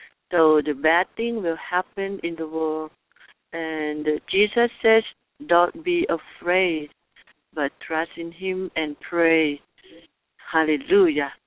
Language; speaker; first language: English; non-native, learner; Thai